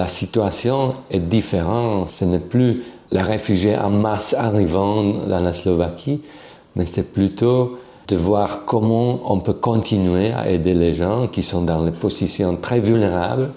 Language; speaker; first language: French; non-native, fluent; Slovak